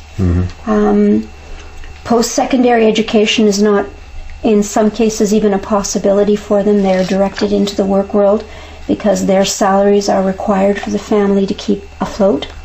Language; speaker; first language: English; native; English